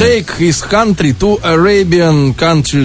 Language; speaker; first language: English; non-native, learner; Russian